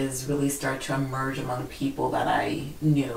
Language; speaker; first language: English; native; English